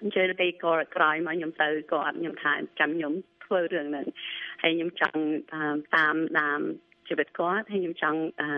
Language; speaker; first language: Khmer; early bilingual, heritage; Khmer